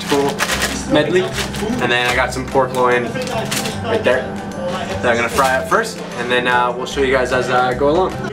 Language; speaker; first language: English; native; English